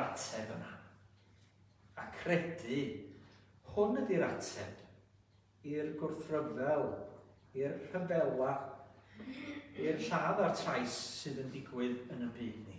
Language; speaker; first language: Welsh; native; Welsh